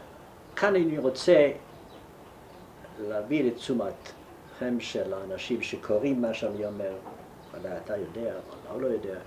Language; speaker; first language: Hebrew; non-native, fluent; German